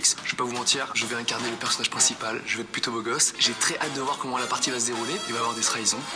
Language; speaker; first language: French; native; French